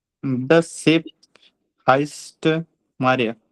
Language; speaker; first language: German; non-native, learner; Hindi